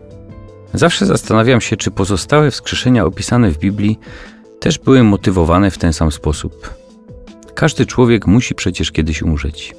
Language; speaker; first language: Polish; native; Polish